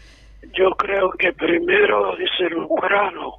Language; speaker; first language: Spanish; non-native, fluent; English